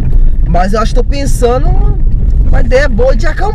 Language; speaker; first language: Portuguese; native; Portuguese